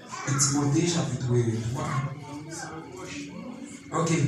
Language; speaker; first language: Haitian Creole; native; Haitian Creole